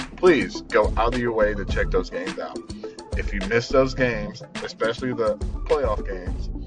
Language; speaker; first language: English; native; English